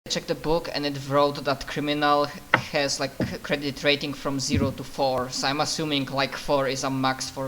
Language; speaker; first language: English; non-native, fluent; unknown